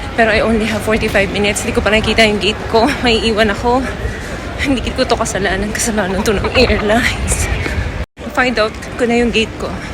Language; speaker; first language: Filipino; non-native, local second language; Cebuano